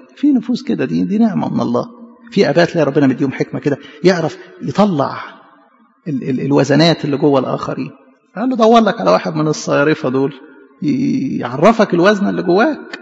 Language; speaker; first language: Arabic; native; Arabic